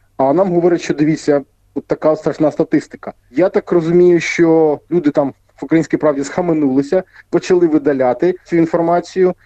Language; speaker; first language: Ukrainian; non-native, local second language; Russian